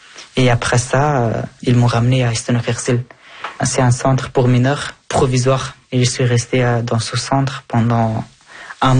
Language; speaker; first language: French; non-native, fluent; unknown